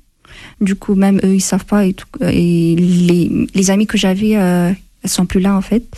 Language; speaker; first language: French; non-native, fluent; Amharic